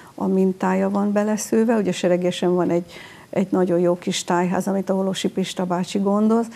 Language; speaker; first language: Hungarian; native; Hungarian